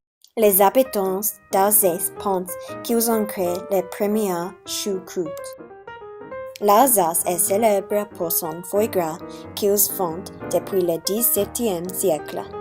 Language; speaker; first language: French; non-native, learner; English